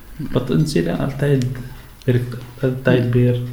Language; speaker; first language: Dutch; non-native, learner; Arabic